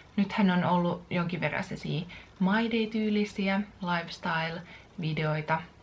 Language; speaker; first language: Finnish; early bilingual, other home language; Chinese